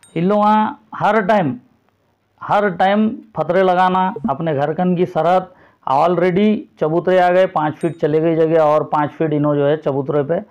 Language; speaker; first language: Hindi; non-native, local second language; Urdu